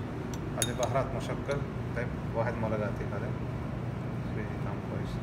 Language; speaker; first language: Arabic; non-native, learner; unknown